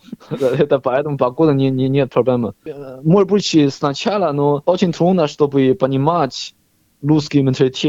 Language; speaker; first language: Russian; non-native, learner; Chinese